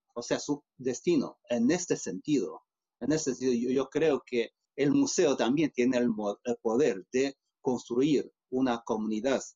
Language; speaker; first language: Spanish; non-native, fluent; Chinese